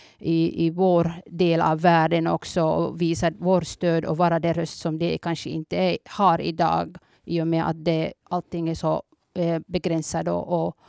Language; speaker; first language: Swedish; early bilingual, other home language; Somali